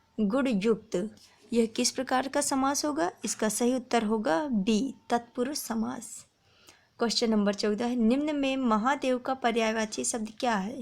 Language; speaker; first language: Hindi; native; Hindi